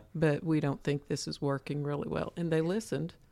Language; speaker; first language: English; native; English